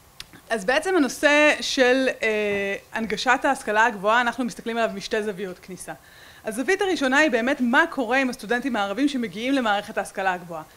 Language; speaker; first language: Hebrew; native; Hebrew